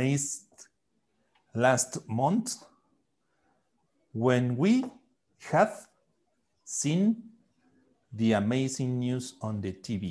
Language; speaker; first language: English; non-native, fluent; Spanish